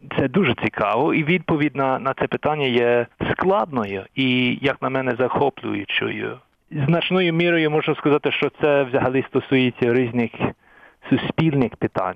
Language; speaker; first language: Ukrainian; non-native, fluent; English